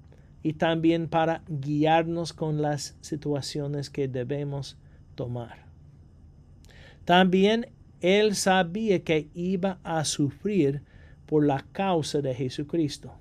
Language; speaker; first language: Spanish; non-native, fluent; English